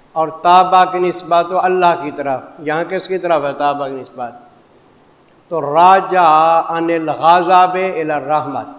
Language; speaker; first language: Urdu; non-native, local second language; Saraiki